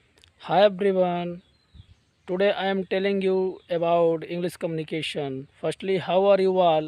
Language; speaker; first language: English; non-native, learner; Hindi